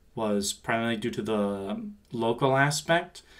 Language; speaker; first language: English; native; English